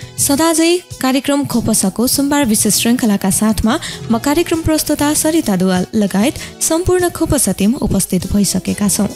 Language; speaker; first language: Nepali; non-native, local second language; Newari